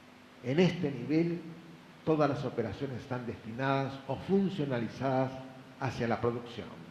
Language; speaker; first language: Spanish; native; Spanish